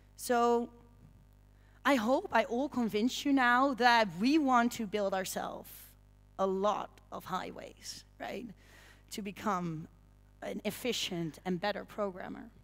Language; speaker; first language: English; non-native, fluent; Dutch